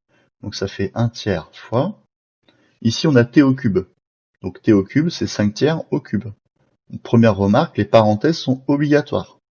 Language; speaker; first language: French; native; French